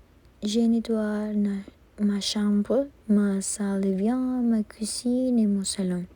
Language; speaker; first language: French; non-native, learner; Spanish